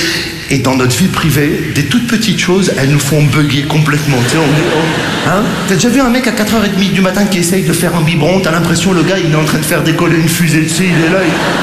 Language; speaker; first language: French; native; French